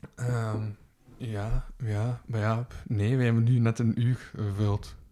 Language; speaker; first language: Dutch; native; Dutch